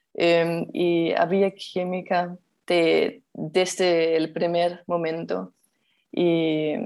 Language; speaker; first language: Spanish; non-native, fluent; Danish